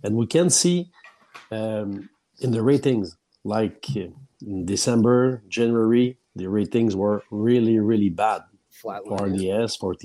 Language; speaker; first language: English; non-native, fluent; French